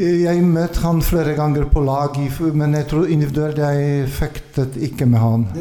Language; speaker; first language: Swedish; non-native, fluent; Polish